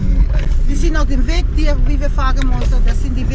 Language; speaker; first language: German; non-native, fluent; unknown